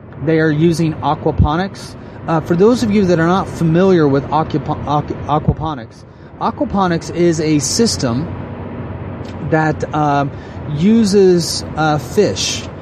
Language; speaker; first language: English; native; English